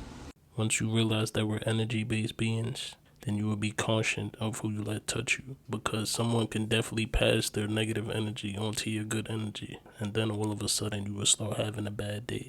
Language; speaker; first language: English; native; English